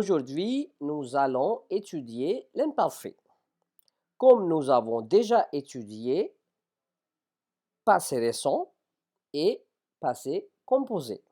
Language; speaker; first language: French; non-native, fluent; Hindi